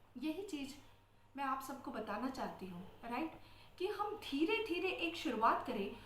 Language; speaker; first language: Hindi; native; Hindi